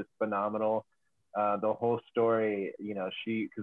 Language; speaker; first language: English; native; English